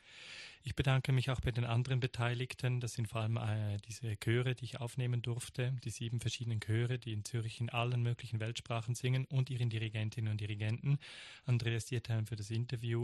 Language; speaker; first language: German; native; German